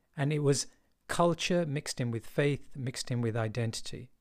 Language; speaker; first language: English; early bilingual, other home language; Hindi